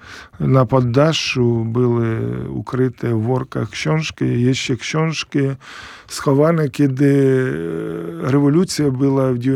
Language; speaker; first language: Polish; non-native, fluent; Ukrainian